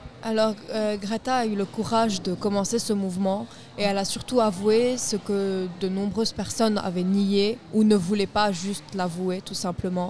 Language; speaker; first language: French; non-native, local second language; Arabic